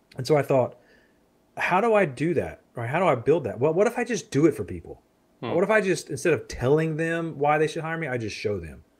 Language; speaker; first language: English; native; English